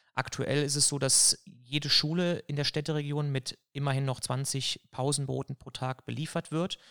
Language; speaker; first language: German; native; German